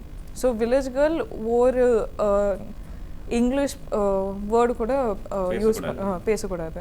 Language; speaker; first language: Tamil; non-native, learner; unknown